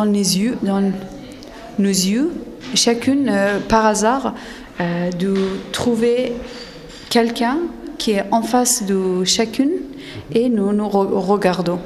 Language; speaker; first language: French; non-native, learner; Persian